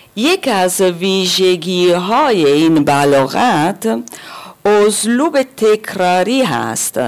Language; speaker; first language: Persian; non-native, learner; German